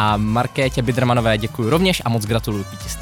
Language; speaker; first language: Czech; native; Czech